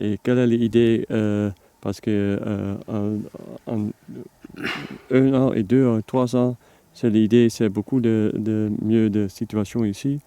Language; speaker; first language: French; non-native, learner; Dutch